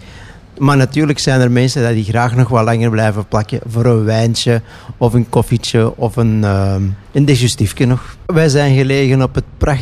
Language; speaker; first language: Dutch; native; Dutch